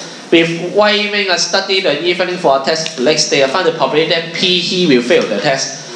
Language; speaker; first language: English; non-native, local second language; Cantonese